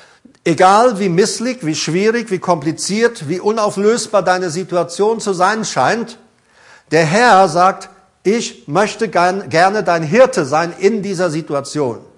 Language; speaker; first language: German; native; German